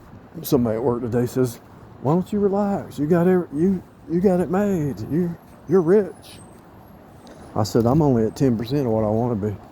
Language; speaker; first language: English; native; English